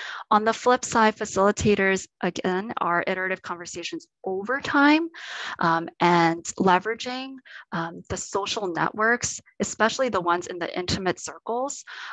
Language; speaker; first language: English; native; English